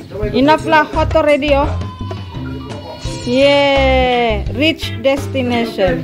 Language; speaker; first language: English; non-native, local second language; Malay